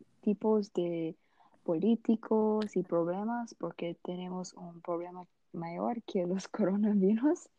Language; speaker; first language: Spanish; non-native, learner; Portuguese